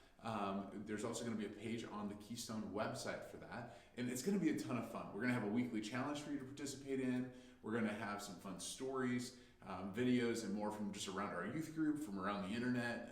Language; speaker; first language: English; native; English